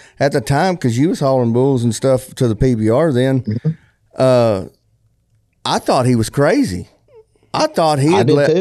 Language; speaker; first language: English; native; English